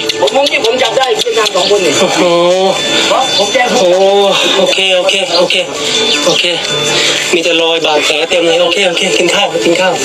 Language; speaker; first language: Thai; native; Thai